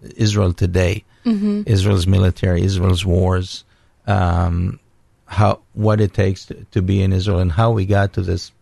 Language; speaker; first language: English; non-native, fluent; Hebrew